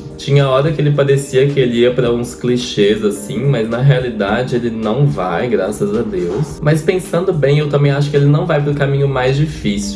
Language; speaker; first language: Portuguese; native; Portuguese